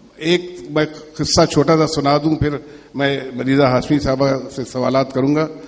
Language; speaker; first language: Urdu; native; Urdu